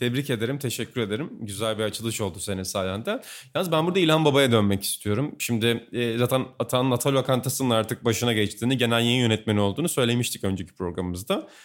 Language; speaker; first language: Turkish; native; Turkish